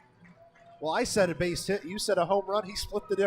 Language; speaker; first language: English; native; English